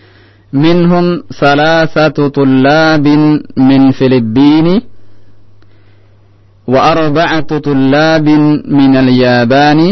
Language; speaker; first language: Arabic; non-native, fluent; Indonesian